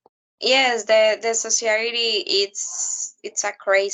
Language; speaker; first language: English; non-native, learner; Spanish